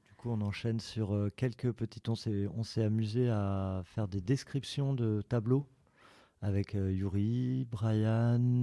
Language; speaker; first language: French; native; French